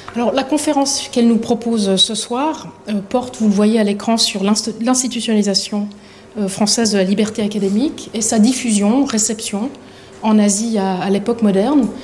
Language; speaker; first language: French; native; French